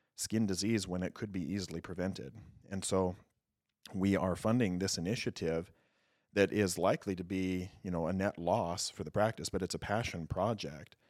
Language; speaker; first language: English; native; English